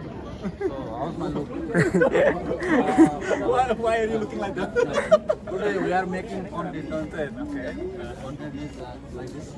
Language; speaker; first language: English; non-native, fluent; Nepali